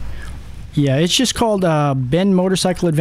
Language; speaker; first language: English; native; English